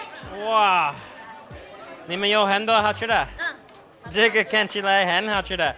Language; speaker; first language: Chinese; early bilingual, heritage; Chinese